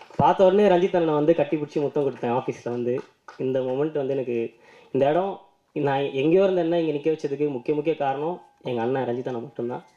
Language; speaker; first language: Tamil; native; Tamil